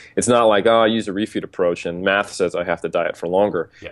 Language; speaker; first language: English; native; English